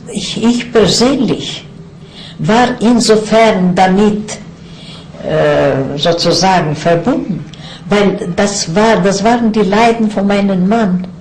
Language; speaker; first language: German; non-native, fluent; Yiddish